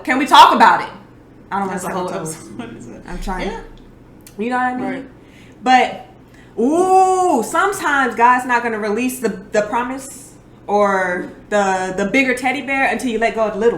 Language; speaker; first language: English; native; English